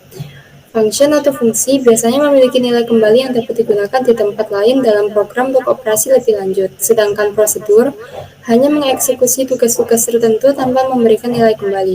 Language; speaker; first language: Indonesian; native; Indonesian